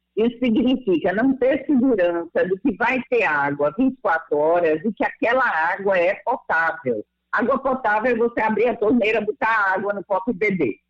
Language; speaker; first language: Portuguese; early bilingual, other home language; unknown